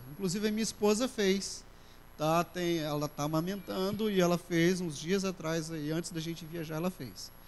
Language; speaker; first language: Portuguese; native; Portuguese